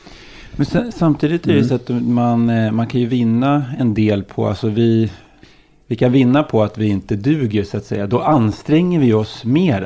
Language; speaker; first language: Swedish; native; Swedish